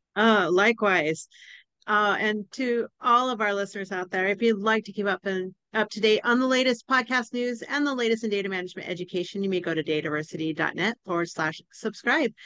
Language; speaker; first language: English; native; English